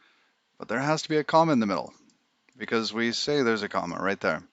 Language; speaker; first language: English; native; English